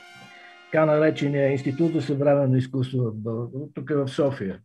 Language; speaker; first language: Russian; non-native, learner; Bulgarian